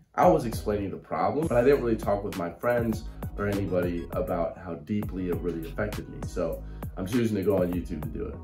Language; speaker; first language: English; native; English